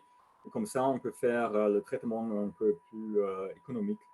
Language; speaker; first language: French; non-native, learner; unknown